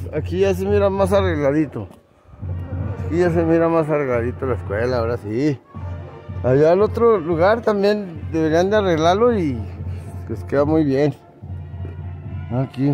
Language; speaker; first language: Spanish; native; Spanish